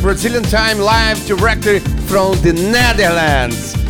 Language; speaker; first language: English; non-native, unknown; Portuguese